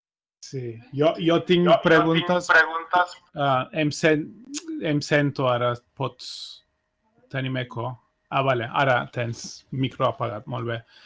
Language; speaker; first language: Catalan; non-native, fluent; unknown